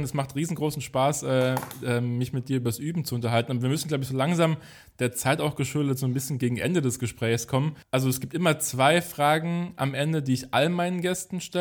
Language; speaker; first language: German; native; German